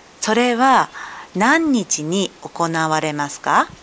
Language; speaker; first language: Japanese; native; Japanese